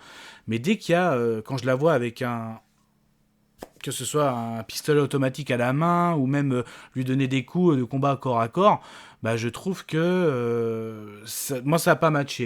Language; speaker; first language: French; native; French